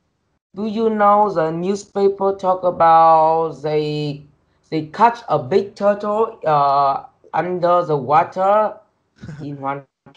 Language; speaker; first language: English; non-native, learner; Vietnamese